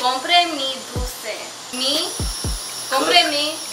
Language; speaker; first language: Spanish; non-native, learner; English